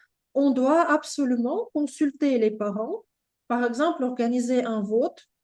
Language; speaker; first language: French; non-native, fluent; Russian